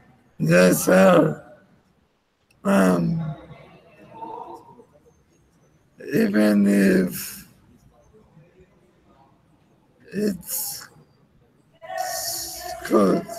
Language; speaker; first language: English; non-native, learner; Spanish